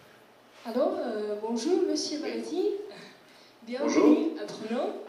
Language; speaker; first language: French; non-native, fluent; Czech